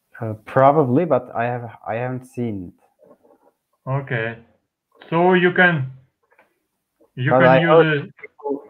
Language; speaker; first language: English; non-native, learner; Turkish